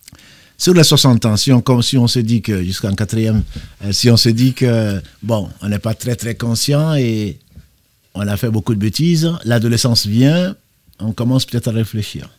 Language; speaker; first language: French; native; French